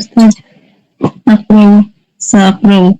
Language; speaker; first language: Arabic; non-native, learner; Bangla